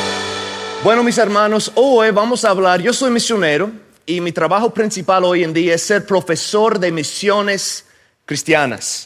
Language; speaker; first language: Spanish; non-native, fluent; English